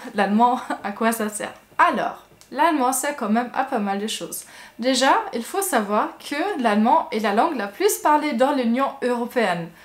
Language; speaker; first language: French; non-native, fluent; German